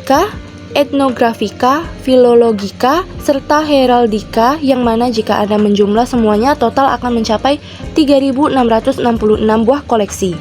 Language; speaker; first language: Indonesian; native; Indonesian